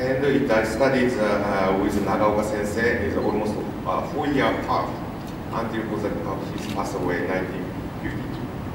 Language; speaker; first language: English; non-native, learner; Japanese